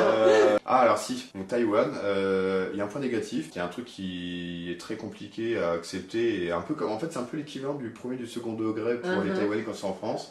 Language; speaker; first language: French; native; French